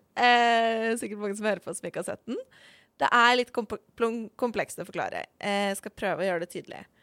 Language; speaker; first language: Norwegian; native; Norwegian